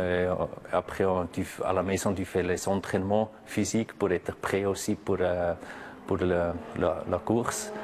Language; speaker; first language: French; non-native, local second language; German